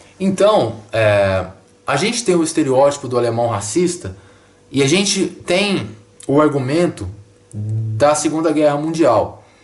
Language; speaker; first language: Portuguese; native; Portuguese